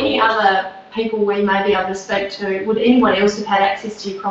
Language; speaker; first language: English; native; English